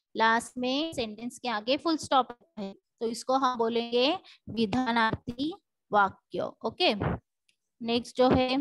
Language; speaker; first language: Hindi; non-native, local second language; Marathi